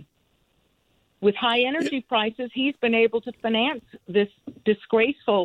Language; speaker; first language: English; non-native, fluent; Spanish